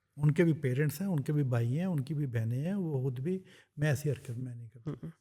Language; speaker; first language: Urdu; non-native, local second language; Punjabi